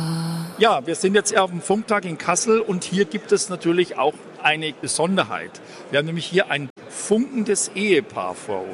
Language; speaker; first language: German; native; German